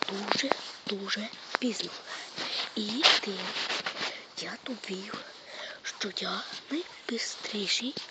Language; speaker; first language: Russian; non-native, local second language; Ukrainian